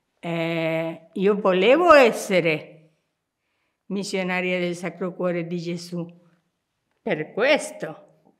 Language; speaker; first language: Italian; non-native, fluent; Spanish